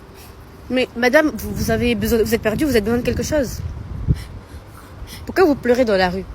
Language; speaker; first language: French; native; French